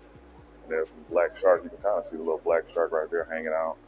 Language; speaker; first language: English; native; English